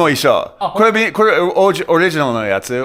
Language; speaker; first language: Japanese; non-native, learner; English